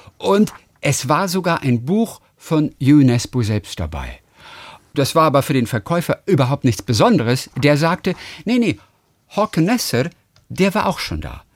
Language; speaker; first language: German; native; German